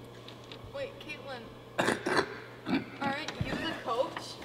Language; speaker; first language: English; native; English